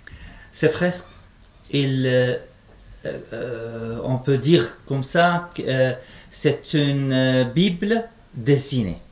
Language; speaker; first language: French; non-native, fluent; Arabic